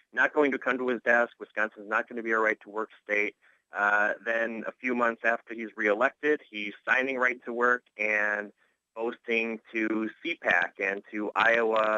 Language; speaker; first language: English; native; English